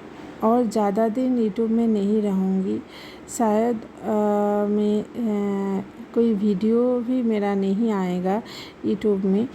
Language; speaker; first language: Hindi; non-native, local second language; Bangla